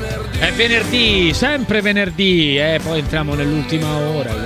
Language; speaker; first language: Italian; native; Italian